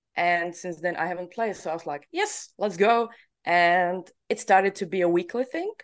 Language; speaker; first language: English; non-native, fluent; Czech